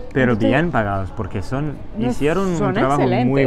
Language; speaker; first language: Spanish; non-native, fluent; English